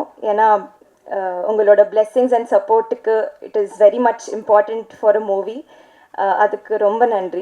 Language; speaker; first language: Tamil; non-native, learner; Telugu